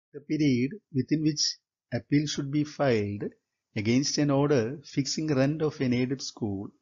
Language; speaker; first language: English; non-native, local second language; Malayalam